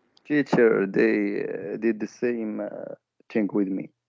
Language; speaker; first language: English; non-native, learner; Arabic